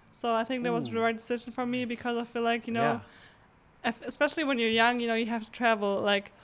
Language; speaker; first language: English; non-native, fluent; German